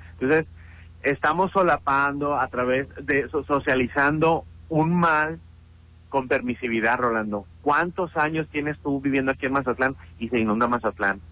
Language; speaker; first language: Spanish; native; Spanish